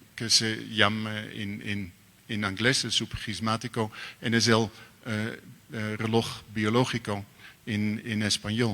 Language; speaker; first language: Spanish; non-native, learner; Dutch